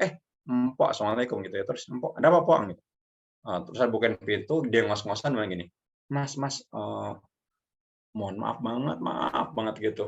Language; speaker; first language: Indonesian; native; Indonesian